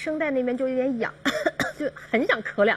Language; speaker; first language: Chinese; native; Chinese